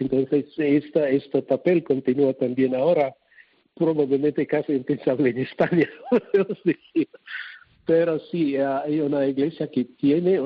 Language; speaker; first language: Spanish; non-native, fluent; Cebuano